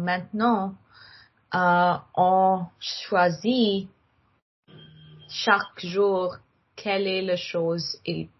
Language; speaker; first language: French; non-native, learner; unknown